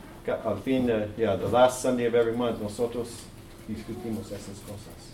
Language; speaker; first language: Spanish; early bilingual, heritage; English